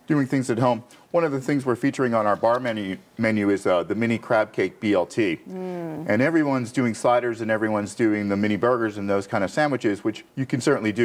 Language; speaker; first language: English; native; English